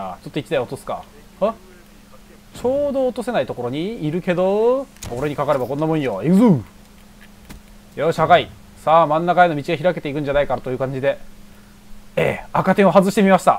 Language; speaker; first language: Japanese; native; Japanese